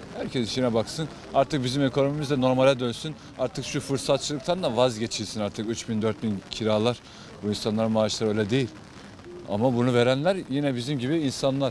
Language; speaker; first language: Turkish; native; Turkish